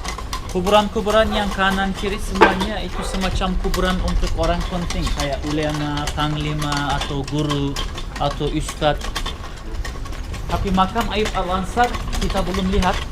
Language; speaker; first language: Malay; non-native, fluent; Turkish